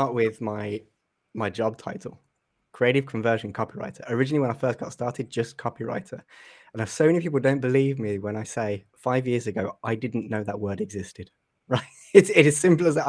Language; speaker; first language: English; native; English